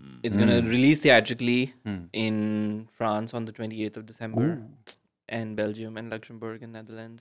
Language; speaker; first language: English; non-native, local second language; Urdu